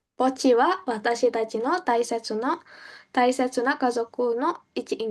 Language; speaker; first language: Japanese; non-native, fluent; Indonesian